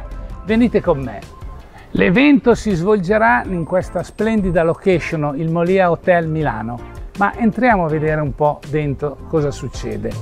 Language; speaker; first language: Italian; native; Italian